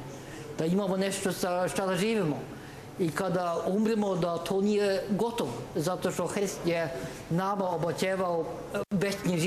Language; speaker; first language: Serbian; non-native, learner; Norwegian